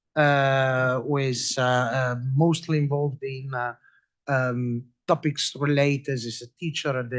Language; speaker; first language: English; non-native, fluent; Italian